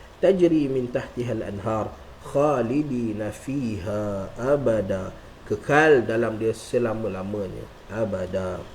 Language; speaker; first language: Malay; native; Malay